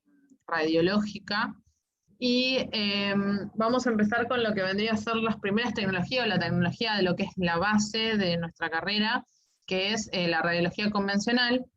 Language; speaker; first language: Spanish; native; Spanish